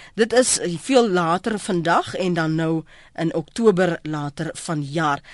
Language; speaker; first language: Afrikaans; native; Afrikaans